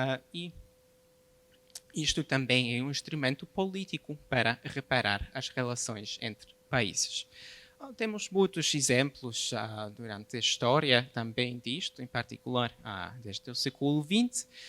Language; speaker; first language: Portuguese; non-native, fluent; Polish